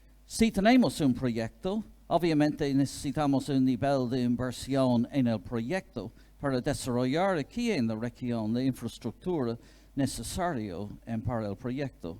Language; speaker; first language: Spanish; non-native, fluent; English